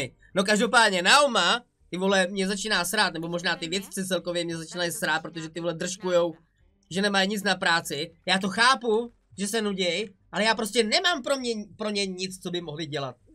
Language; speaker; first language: Czech; native; Czech